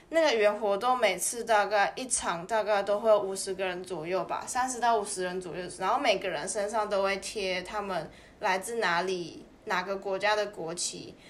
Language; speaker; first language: Chinese; native; Chinese